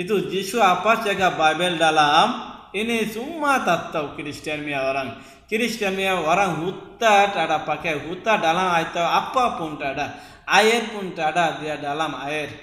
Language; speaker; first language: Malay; non-native, local second language; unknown